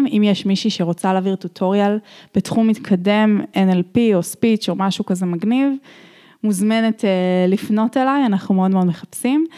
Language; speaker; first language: Hebrew; native; Hebrew